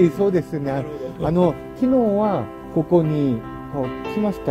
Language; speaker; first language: Japanese; non-native, learner; Korean